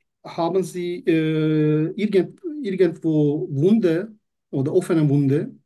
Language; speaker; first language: German; non-native, learner; Turkish